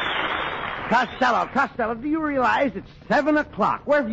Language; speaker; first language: English; native; English